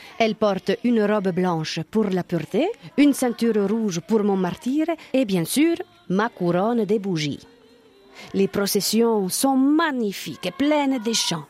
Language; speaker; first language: French; non-native, fluent; Italian